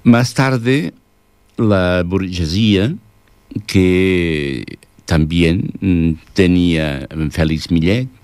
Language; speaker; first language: Spanish; non-native, local second language; Catalan